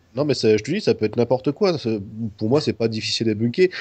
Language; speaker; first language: French; native; French